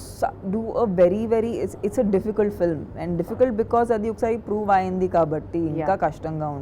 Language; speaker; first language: Telugu; non-native, fluent; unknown